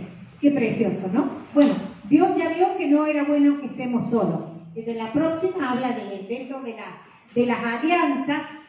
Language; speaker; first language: Spanish; native; Spanish